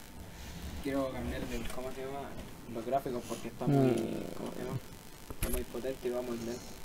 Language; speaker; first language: Spanish; native; Spanish